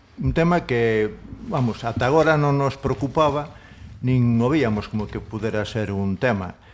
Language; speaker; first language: Galician; non-native, local second language; Spanish